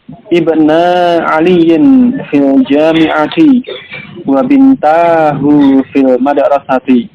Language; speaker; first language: Arabic; non-native, fluent; Indonesian